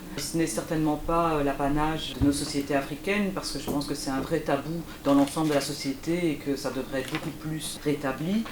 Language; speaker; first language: French; early bilingual, other home language; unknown